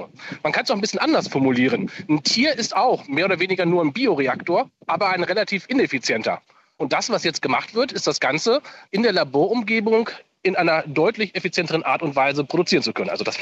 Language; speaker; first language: German; native; German